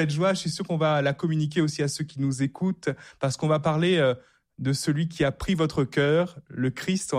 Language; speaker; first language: French; native; French